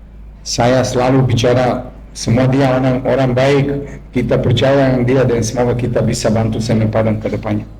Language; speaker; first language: Indonesian; non-native, fluent; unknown